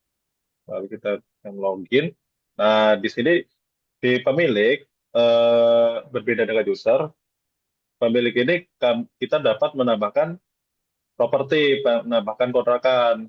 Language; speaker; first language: Indonesian; native; Indonesian